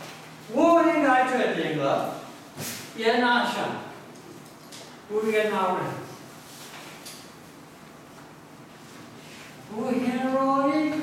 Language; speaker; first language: Chinese; non-native, learner; English